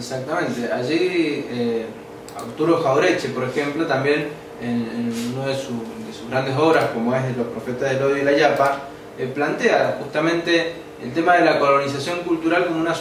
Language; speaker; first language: Spanish; native; Spanish